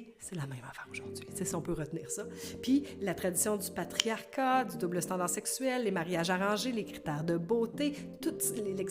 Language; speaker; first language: French; native; French